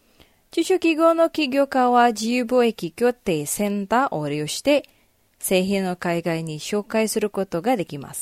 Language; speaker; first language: Japanese; non-native, fluent; Indonesian